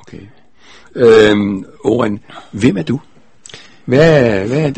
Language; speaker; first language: Danish; native; Danish